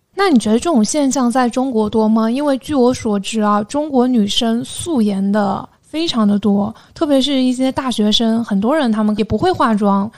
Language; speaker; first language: Chinese; native; Chinese